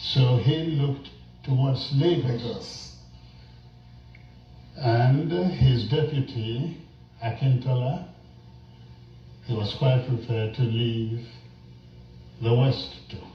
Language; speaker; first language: English; non-native, local second language; Igbo